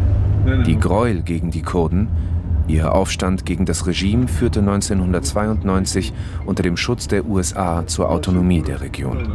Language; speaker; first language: German; native; German